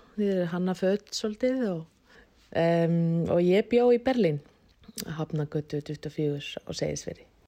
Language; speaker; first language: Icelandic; non-native, fluent; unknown